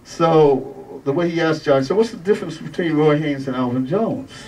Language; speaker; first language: English; native; English